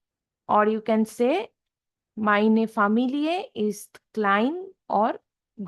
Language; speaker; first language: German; non-native, fluent; Hindi